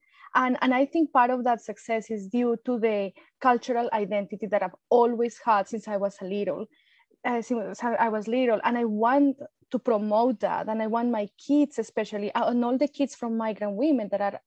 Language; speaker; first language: English; non-native, fluent; Spanish